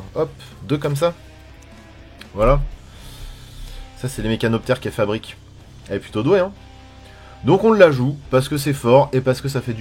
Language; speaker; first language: French; native; French